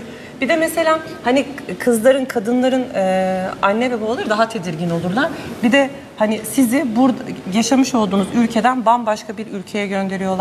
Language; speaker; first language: Turkish; native; Turkish